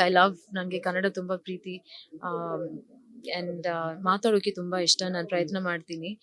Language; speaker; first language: Kannada; non-native, learner; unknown